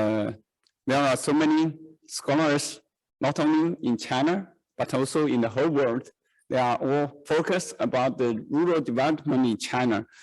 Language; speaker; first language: English; non-native, learner; Chinese